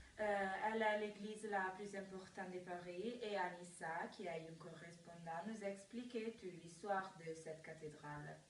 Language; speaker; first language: French; non-native, learner; Italian